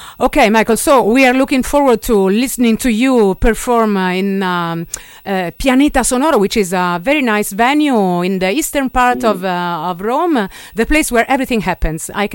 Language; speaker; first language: English; non-native, fluent; Italian